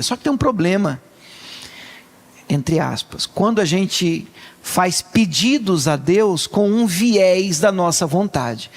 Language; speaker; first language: Portuguese; native; Portuguese